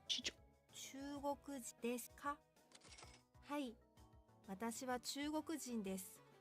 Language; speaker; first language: Japanese; non-native, learner; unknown